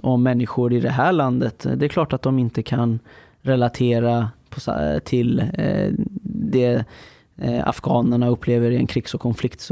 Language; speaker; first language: Swedish; early bilingual, other home language; Persian